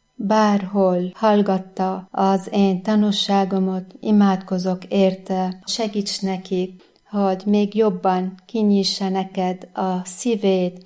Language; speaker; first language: Hungarian; non-native, fluent; Arabic